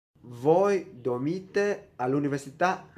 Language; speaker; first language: Italian; non-native, learner; Vietnamese